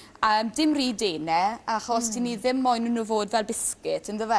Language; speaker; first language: Welsh; native; Welsh